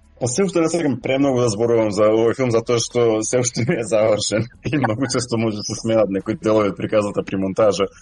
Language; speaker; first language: Macedonian; native; Macedonian